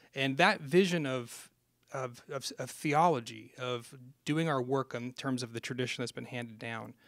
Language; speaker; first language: English; native; English